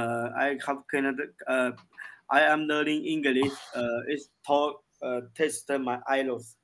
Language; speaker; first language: English; non-native, learner; Chinese